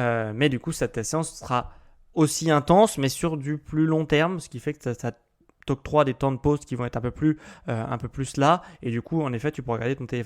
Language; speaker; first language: French; native; French